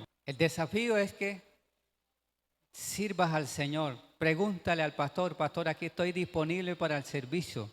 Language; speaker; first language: Spanish; native; Spanish